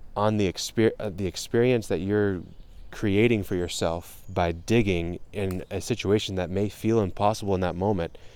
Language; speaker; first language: English; native; English